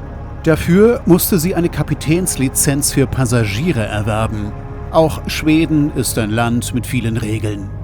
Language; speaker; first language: German; native; German